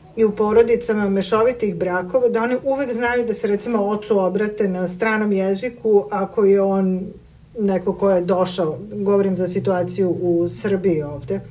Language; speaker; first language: Serbian; native; Serbian